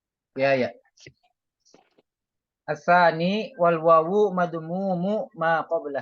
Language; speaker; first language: Arabic; non-native, learner; Indonesian